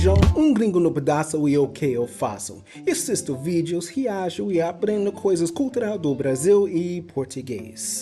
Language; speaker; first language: Portuguese; non-native, fluent; English